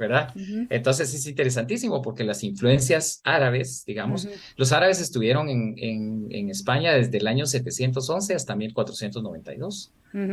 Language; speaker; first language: Spanish; native; Spanish